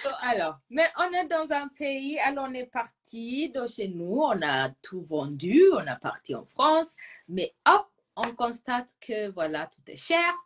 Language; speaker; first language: French; non-native, fluent; Gusii